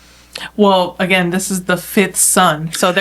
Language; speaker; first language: English; native; English